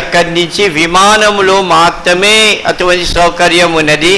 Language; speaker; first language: Telugu; early bilingual, heritage; Telugu